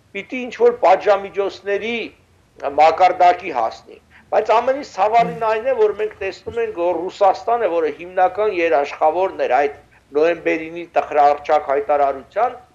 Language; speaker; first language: Armenian; native; Armenian